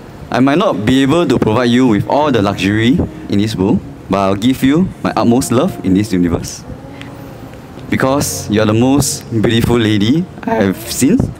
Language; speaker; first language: English; non-native, local second language; Chinese